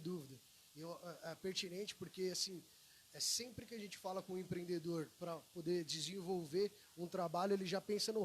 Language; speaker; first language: Portuguese; native; Portuguese